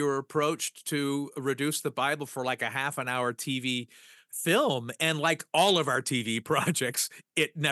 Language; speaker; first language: English; native; English